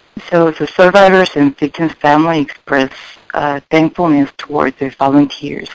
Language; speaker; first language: English; non-native, fluent; Korean